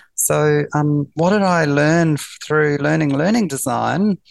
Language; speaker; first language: English; native; English